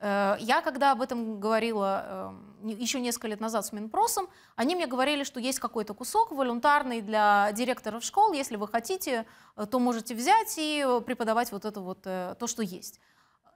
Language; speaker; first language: Russian; native; Russian